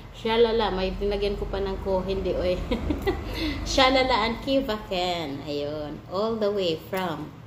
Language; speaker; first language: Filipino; non-native, local second language; Cebuano